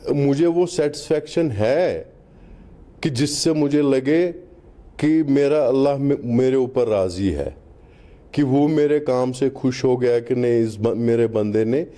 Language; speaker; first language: Hindi; non-native, local second language; Kashmiri